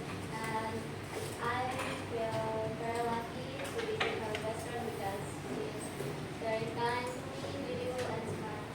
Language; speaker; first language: English; non-native, learner; Indonesian